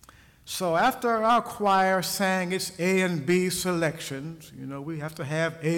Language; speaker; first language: English; native; English